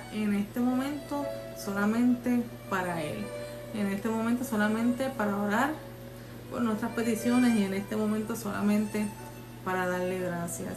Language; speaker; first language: Spanish; native; Spanish